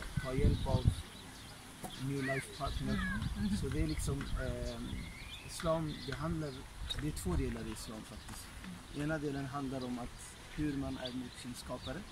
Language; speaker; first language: Swedish; non-native, fluent; Arabic